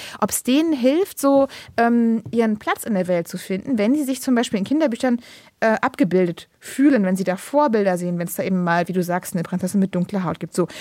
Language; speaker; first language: German; native; German